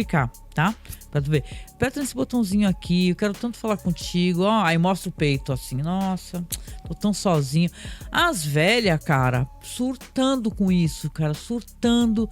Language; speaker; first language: Portuguese; native; Portuguese